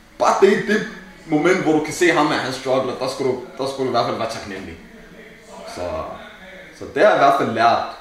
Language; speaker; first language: Danish; early bilingual, other home language; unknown